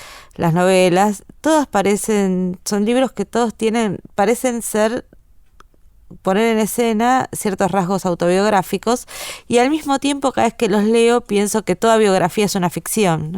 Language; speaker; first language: Spanish; native; Spanish